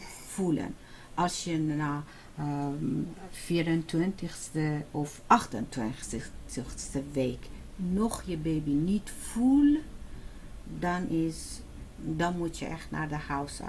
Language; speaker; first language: Dutch; non-native, fluent; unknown